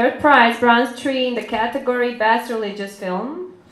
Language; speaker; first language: English; non-native, fluent; Bosnian